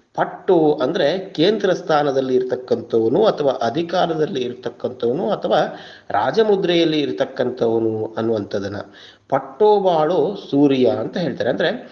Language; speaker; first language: Kannada; non-native, local second language; Kodava